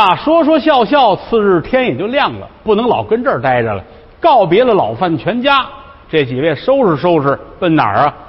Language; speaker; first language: Chinese; native; Chinese